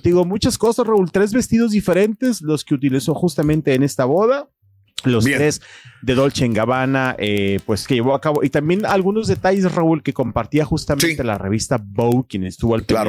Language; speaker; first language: Spanish; native; Spanish